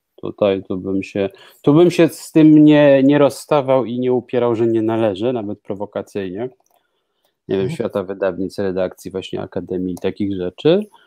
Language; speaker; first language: Polish; native; Polish